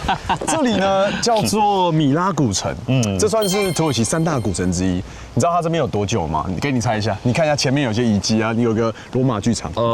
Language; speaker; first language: Chinese; native; Chinese